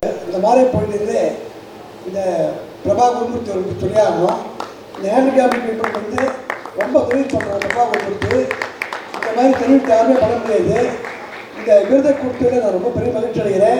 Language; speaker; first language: Tamil; native; Tamil